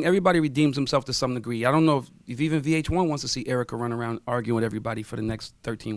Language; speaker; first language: English; native; English